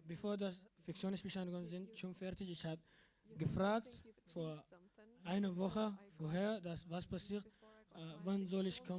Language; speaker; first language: German; non-native, learner; Arabic